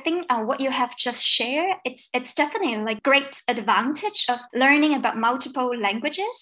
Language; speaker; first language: English; non-native, fluent; Cantonese